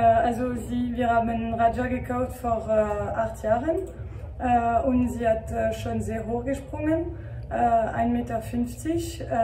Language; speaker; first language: German; non-native, fluent; French